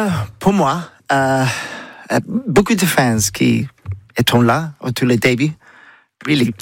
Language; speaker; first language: French; non-native, learner; English